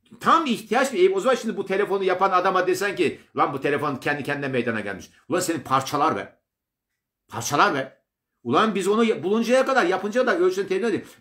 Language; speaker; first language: Turkish; native; Turkish